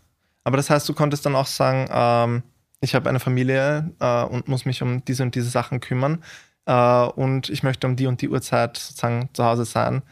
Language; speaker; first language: German; native; German